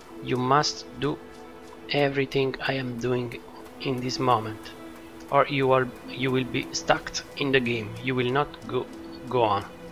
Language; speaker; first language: English; non-native, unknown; Italian